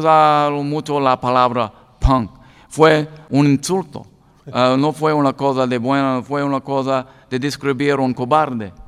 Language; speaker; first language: Spanish; non-native, learner; English